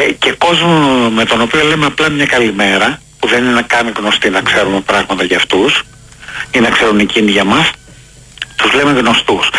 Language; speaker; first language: Greek; native; Greek